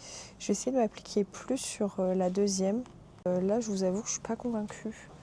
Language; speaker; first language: French; native; French